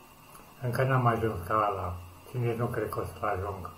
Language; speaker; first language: Romanian; native; Romanian